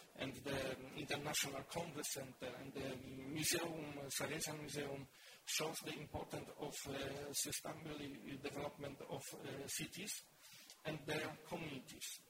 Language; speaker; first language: English; non-native, learner; Polish